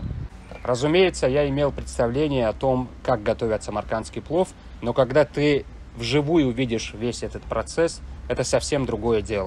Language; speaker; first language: Russian; non-native, local second language; Tajik